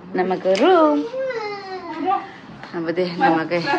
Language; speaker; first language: Malayalam; non-native, learner; Nepali